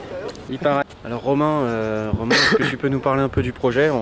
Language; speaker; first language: French; native; French